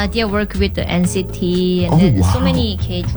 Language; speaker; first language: English; non-native, learner; Korean